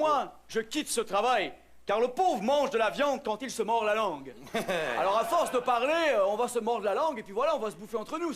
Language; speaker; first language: French; native; French